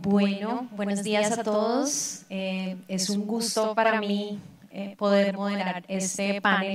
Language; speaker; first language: Spanish; native; Spanish